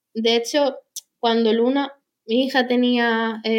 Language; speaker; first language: Spanish; native; Spanish